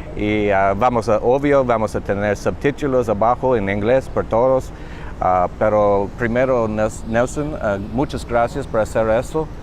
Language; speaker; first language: Spanish; non-native, learner; English